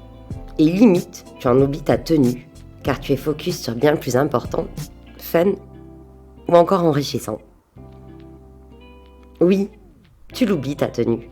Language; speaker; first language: French; native; French